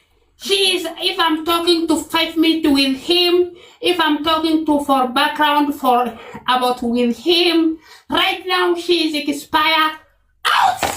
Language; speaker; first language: English; non-native, learner; Oromo